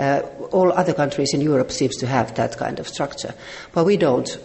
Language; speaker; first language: English; non-native, fluent; Finnish